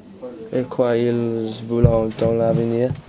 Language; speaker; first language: French; non-native, learner; English